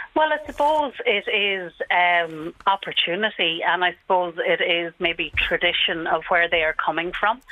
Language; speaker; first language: English; native; English